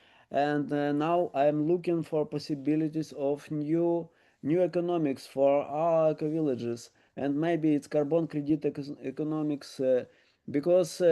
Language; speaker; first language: English; non-native, learner; Ukrainian